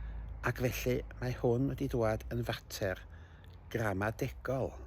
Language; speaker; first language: Welsh; native; Welsh